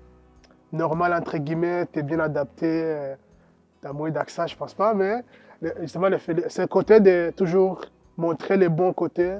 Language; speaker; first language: French; non-native, fluent; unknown